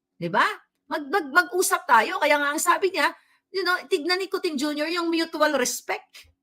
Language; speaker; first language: Filipino; non-native, local second language; Cebuano